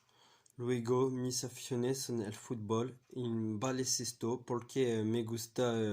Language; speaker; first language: Spanish; non-native, learner; French